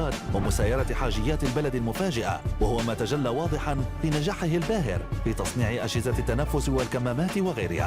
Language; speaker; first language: Arabic; native; Arabic